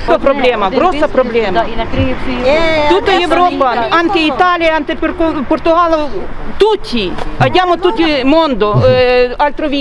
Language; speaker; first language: Italian; non-native, learner; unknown